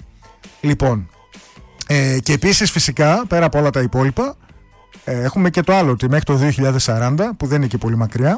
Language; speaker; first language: Greek; native; Greek